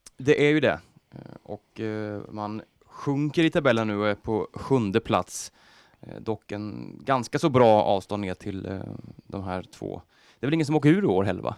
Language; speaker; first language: Swedish; native; Swedish